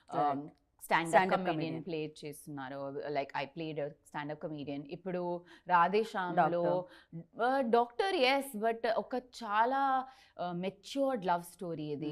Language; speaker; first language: Telugu; non-native, learner; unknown